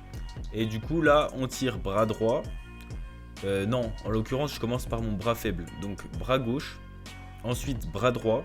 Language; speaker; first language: French; native; French